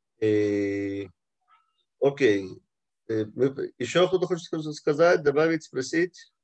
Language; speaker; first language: Russian; early bilingual, heritage; Russian